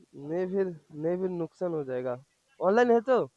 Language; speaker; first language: Hindi; non-native, local second language; Bangla